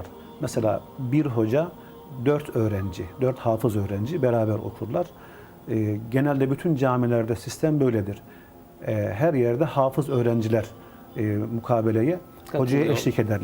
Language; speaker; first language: Turkish; native; Turkish